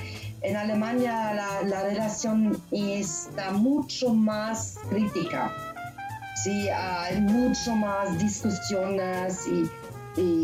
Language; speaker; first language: Spanish; non-native, learner; German